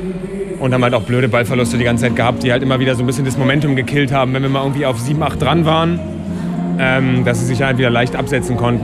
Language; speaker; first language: German; native; German